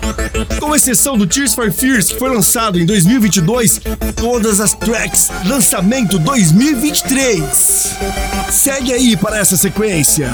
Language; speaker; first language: Portuguese; native; Portuguese